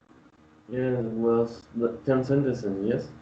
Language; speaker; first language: English; non-native, learner; Spanish